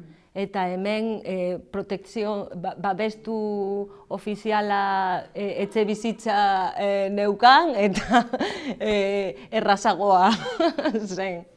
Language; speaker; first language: Basque; non-native, learner; Galician